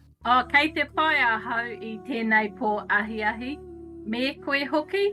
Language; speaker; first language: Māori; non-native, learner; English